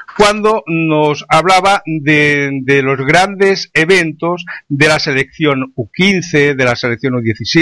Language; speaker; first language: Spanish; native; Spanish